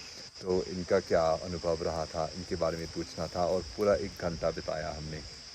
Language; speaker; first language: Hindi; non-native, fluent; English